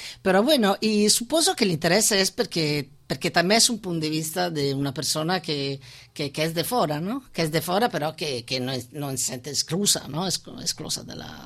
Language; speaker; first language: Catalan; non-native, fluent; Italian